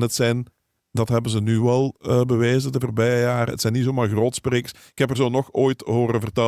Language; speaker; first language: Dutch; native; Dutch